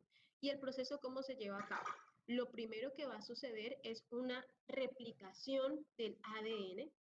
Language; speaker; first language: Spanish; native; Spanish